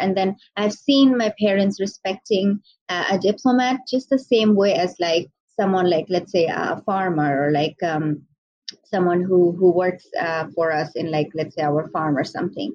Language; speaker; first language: English; non-native, local second language; Bangla